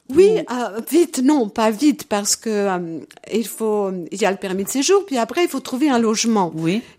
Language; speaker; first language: French; early bilingual, other home language; Portuguese